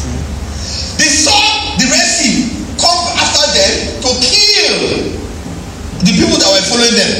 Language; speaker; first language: English; non-native, local second language; Yoruba